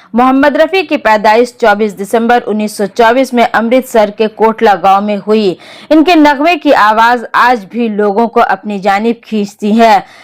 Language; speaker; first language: Hindi; native; Hindi